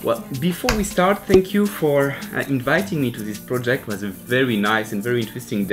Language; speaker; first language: English; non-native, learner; French